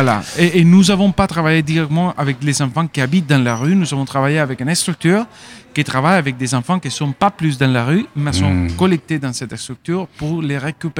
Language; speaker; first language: French; non-native, fluent; Spanish